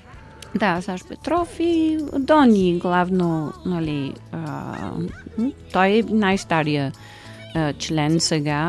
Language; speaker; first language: Bulgarian; early bilingual, heritage; Bulgarian